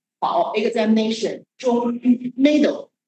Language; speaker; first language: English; non-native, learner; Chinese